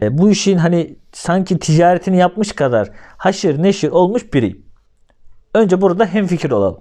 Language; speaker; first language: Turkish; native; Turkish